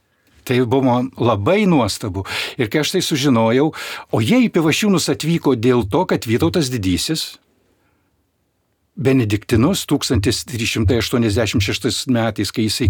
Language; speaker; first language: Lithuanian; native; Lithuanian